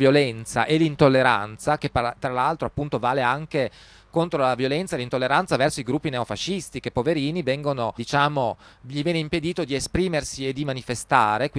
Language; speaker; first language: Italian; native; Italian